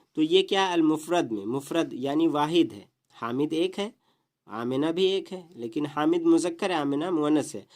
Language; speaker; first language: Urdu; native; Urdu